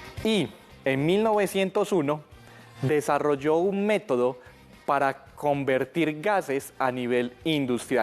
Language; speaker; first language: Spanish; native; Spanish